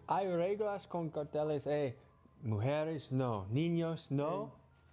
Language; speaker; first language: Spanish; non-native, learner; English